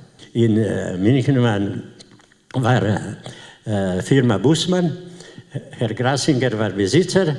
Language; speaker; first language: German; non-native, learner; Slovenian